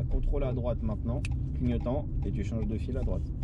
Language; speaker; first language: French; native; French